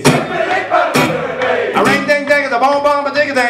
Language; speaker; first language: English; native; English